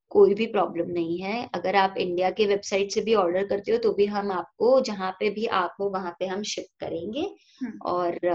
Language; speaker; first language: Hindi; non-native, local second language; Marathi